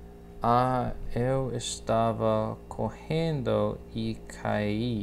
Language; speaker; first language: Portuguese; non-native, learner; English